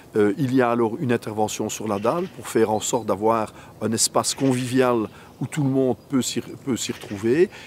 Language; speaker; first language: French; native; French